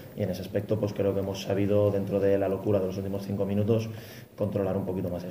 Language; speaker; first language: Spanish; non-native, local second language; Catalan